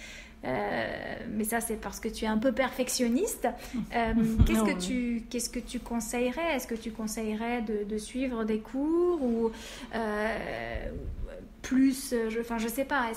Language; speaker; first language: French; native; French